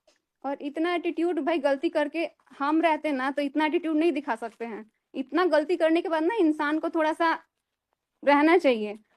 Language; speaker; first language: Hindi; native; Hindi